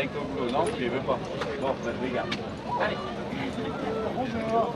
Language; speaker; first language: French; native; French